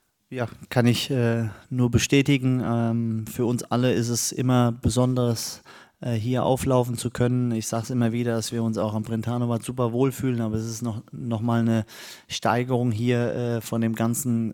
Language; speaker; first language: German; native; German